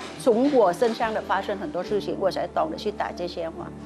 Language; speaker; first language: Chinese; non-native, learner; Vietnamese